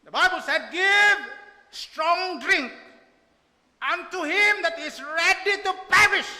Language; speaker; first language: English; non-native, local second language; Filipino